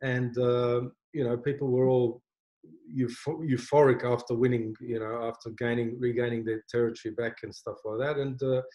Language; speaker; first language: English; native; English